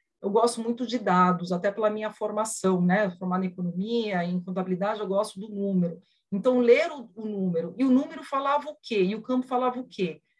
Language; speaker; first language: Portuguese; early bilingual, other home language; Spanish